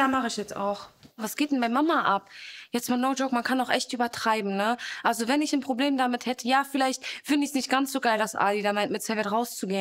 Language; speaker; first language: German; native; German